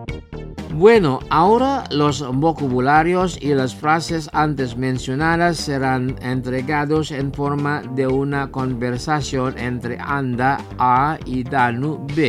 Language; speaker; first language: Spanish; non-native, fluent; Indonesian